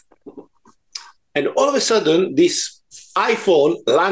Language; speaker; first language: English; non-native, fluent; Italian